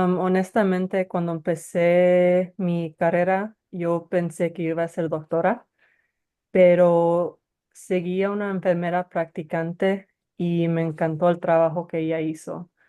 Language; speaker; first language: Spanish; early bilingual, heritage; Spanish